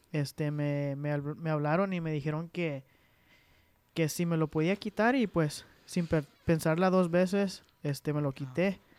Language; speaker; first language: Spanish; early bilingual, heritage; Spanish